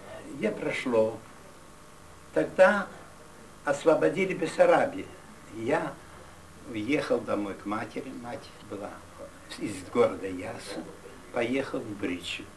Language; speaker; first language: Russian; non-native, fluent; Yiddish